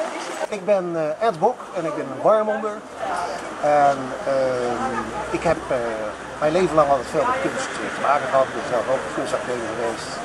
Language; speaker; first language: Dutch; native; Dutch